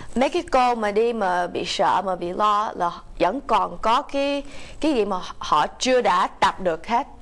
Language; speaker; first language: Vietnamese; early bilingual, heritage; Vietnamese